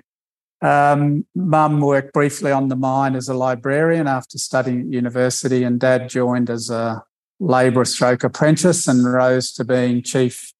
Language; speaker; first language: English; native; English